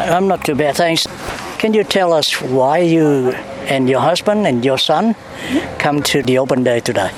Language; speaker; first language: English; non-native, fluent; Vietnamese